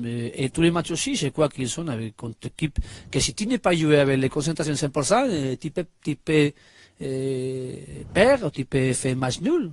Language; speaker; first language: French; non-native, learner; Spanish